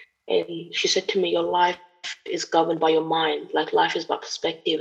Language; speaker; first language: English; native; English